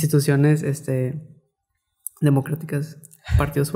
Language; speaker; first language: Spanish; native; Spanish